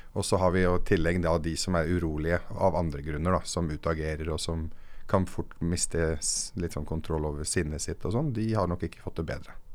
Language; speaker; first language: Norwegian; early bilingual, other home language; Arabic